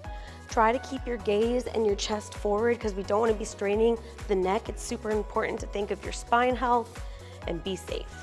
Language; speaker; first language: English; native; English